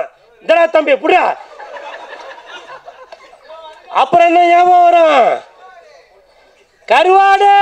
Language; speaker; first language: Tamil; native; Tamil